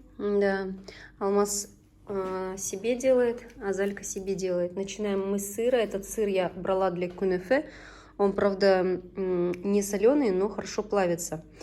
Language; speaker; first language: Russian; non-native, local second language; Tatar